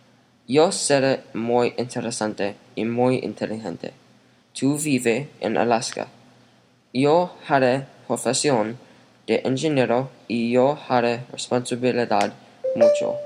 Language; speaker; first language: Spanish; non-native, learner; English